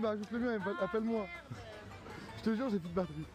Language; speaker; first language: French; native; French